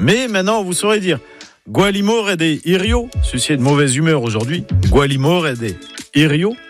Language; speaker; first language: French; native; French